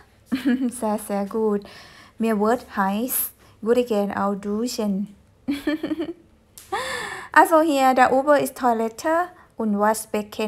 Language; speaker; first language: German; non-native, fluent; Thai